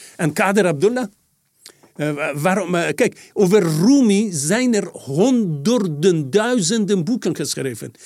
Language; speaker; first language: Dutch; non-native, fluent; Persian